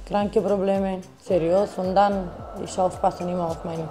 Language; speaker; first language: German; non-native, learner; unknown